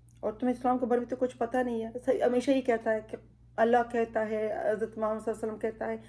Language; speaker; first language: Urdu; non-native, fluent; Pashto